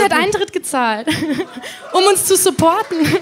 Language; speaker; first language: German; native; German